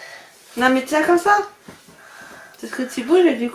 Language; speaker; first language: French; native; French